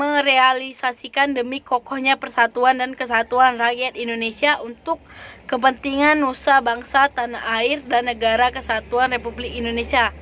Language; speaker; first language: Indonesian; native; Indonesian